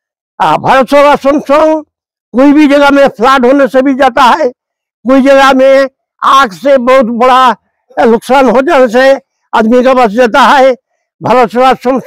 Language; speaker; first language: Hindi; non-native, local second language; Bangla